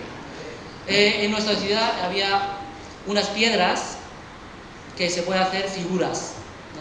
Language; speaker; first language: Spanish; early bilingual, other home language; Chinese